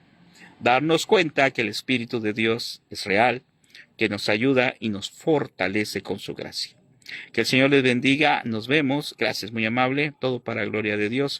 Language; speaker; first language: Spanish; native; Spanish